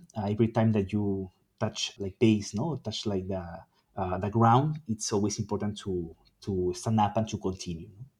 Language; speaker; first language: English; non-native, fluent; Spanish